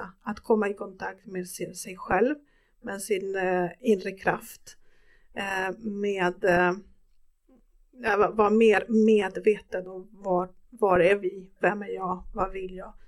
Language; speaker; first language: Swedish; non-native, fluent; Spanish